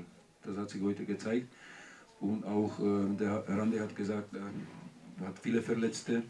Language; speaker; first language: German; non-native, learner; Czech